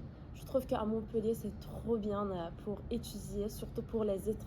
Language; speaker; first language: French; non-native, fluent; Azerbaijani